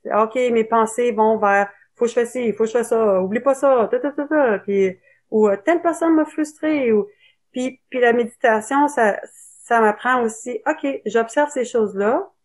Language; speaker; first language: French; native; French